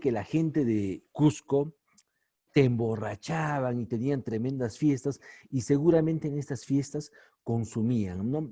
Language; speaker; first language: Spanish; native; Spanish